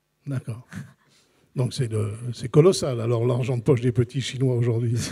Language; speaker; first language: French; native; French